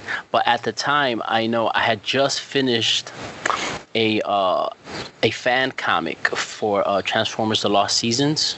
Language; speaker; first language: English; native; English